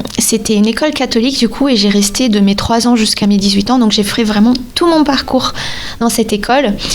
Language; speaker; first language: French; non-native, fluent; Portuguese